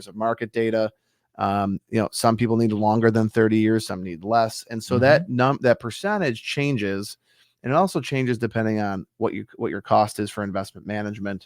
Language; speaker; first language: English; native; English